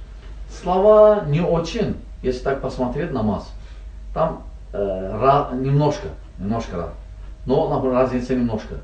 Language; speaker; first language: Russian; non-native, learner; Azerbaijani